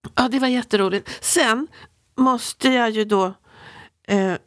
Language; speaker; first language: Swedish; native; Swedish